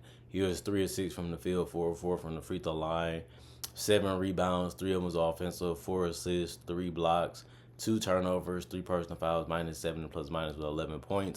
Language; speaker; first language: English; native; English